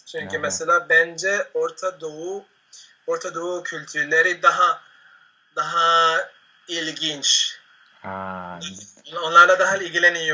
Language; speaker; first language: Turkish; non-native, learner; Spanish